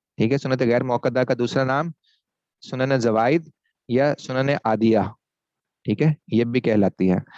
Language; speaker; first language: Urdu; non-native, local second language; Punjabi